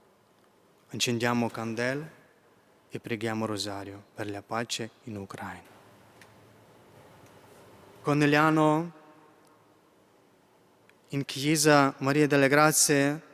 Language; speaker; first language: Italian; non-native, fluent; Ukrainian